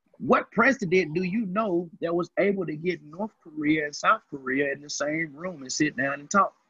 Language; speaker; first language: English; native; English